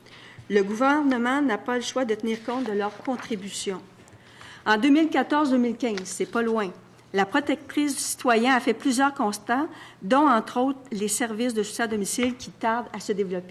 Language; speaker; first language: French; native; French